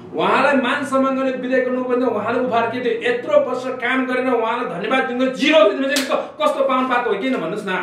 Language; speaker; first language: Nepali; non-native, local second language; Eastern Tamang